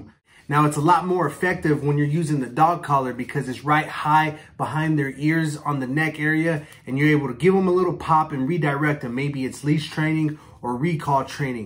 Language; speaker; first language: English; native; English